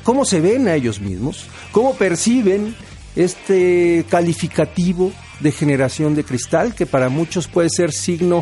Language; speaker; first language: Spanish; native; Spanish